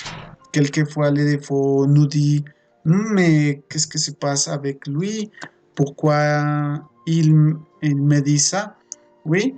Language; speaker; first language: French; non-native, fluent; Spanish